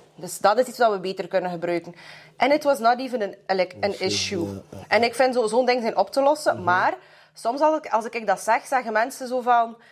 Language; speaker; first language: Dutch; early bilingual, other home language; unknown